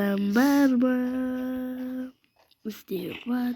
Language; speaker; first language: Turkish; non-native, learner; Kazakh